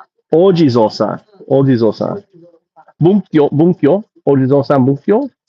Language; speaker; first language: Japanese; non-native, learner; English